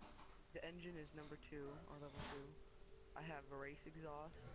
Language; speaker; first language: English; native; English